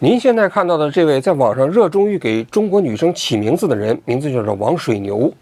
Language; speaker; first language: Chinese; native; Chinese